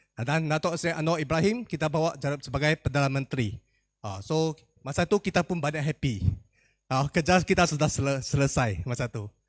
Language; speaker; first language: Malay; non-native, local second language; Chinese